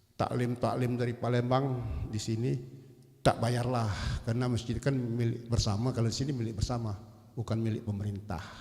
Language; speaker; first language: Indonesian; native; Indonesian